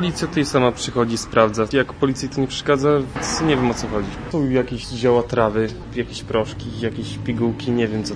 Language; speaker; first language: Polish; native; Polish